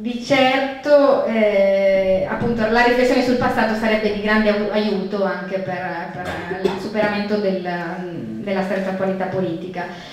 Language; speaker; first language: Italian; native; Italian